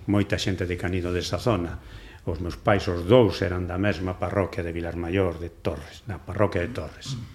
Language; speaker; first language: Galician; non-native, local second language; Spanish